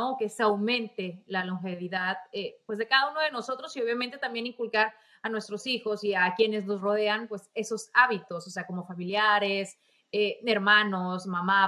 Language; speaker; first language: Spanish; native; Spanish